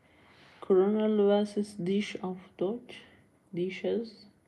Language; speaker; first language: German; non-native, learner; Persian